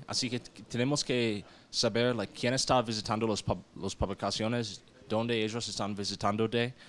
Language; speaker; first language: Spanish; non-native, learner; English